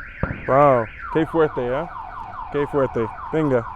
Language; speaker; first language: Spanish; non-native, learner; English